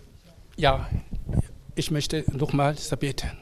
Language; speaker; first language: German; non-native, learner; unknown